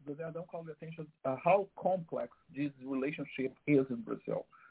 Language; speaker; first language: English; non-native, fluent; Portuguese